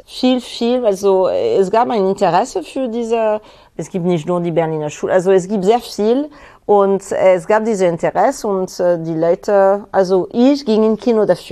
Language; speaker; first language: German; non-native, fluent; French